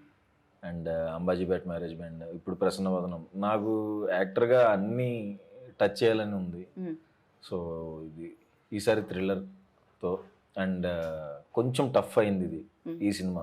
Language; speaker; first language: Telugu; native; Telugu